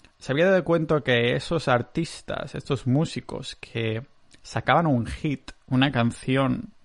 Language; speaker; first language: Spanish; non-native, local second language; Catalan